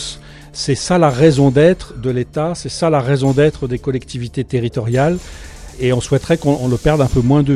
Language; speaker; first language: French; native; French